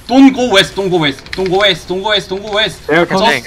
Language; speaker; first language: English; non-native, learner; Korean